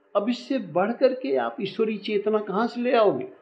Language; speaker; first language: Hindi; native; Hindi